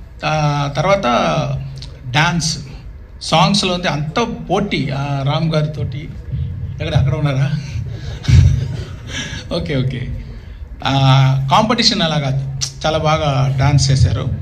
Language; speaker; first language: Telugu; non-native, local second language; Tamil